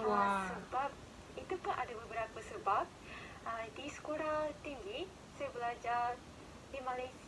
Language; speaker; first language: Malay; non-native, fluent; Japanese